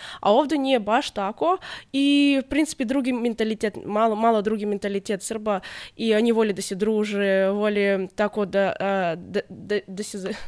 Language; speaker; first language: Serbian; non-native, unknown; Russian